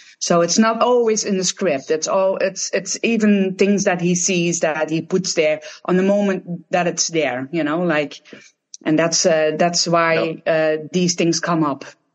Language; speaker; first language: English; non-native, fluent; Dutch